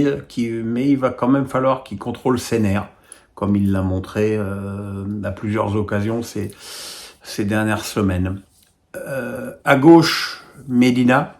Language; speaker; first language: French; native; French